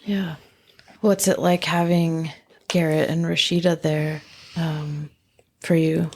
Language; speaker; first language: English; native; English